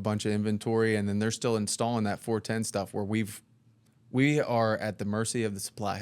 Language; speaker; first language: English; native; English